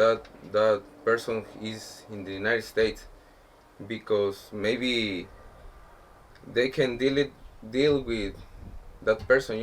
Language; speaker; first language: English; non-native, learner; Spanish